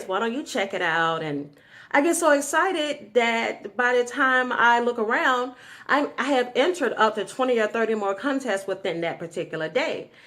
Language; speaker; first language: English; native; English